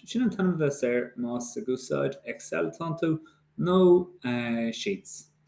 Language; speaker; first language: Irish; native; Irish